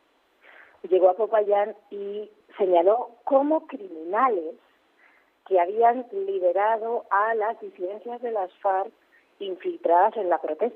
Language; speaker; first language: Spanish; native; Spanish